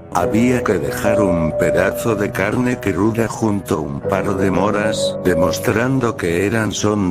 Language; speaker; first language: Spanish; native; Spanish